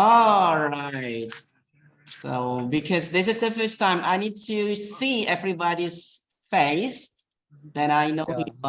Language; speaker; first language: English; non-native, fluent; Indonesian